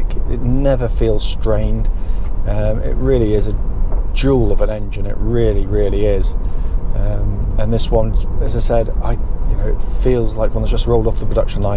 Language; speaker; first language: English; native; English